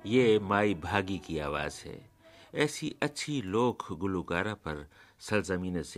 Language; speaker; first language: Urdu; native; Urdu